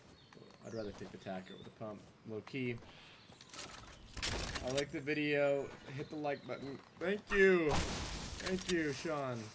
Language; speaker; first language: English; native; English